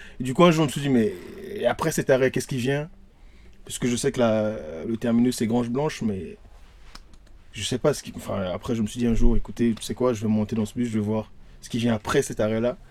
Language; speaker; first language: French; non-native, local second language; Lingala